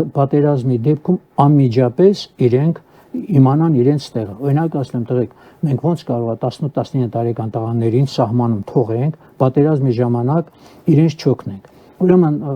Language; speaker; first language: Armenian; native; Armenian